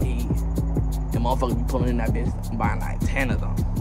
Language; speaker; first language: English; early bilingual, other home language; Spanish